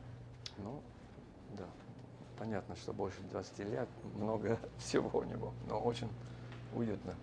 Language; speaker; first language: Russian; non-native, learner; English